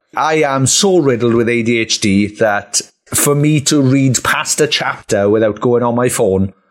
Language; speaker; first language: English; native; English